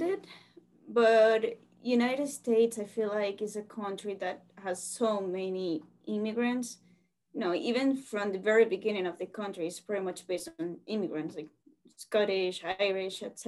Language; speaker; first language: English; non-native, fluent; Spanish